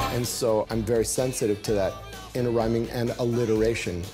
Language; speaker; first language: English; native; English